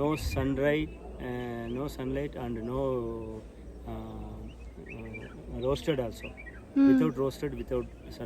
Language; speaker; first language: English; non-native, learner; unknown